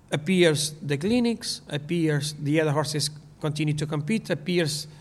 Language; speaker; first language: English; non-native, learner; Portuguese